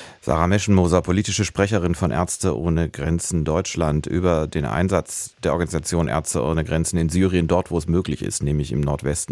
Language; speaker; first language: German; native; German